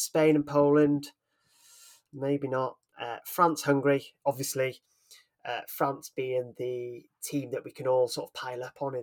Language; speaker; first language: English; native; English